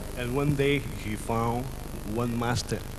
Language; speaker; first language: English; non-native, learner; Cantonese